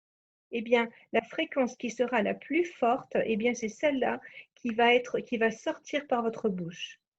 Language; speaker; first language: French; native; French